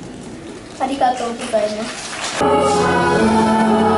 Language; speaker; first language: Japanese; early bilingual, heritage; Japanese